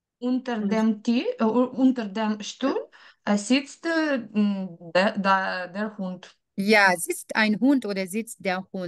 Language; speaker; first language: German; non-native, learner; Ukrainian